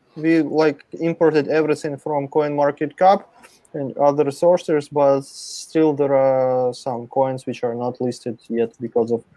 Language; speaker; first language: English; non-native, fluent; Russian